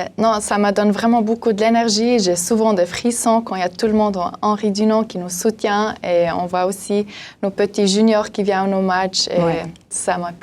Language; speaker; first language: French; non-native, local second language; German